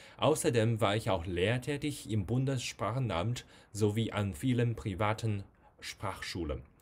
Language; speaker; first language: German; non-native, fluent; Chinese